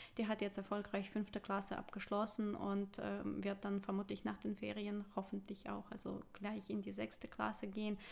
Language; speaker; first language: German; non-native, fluent; Russian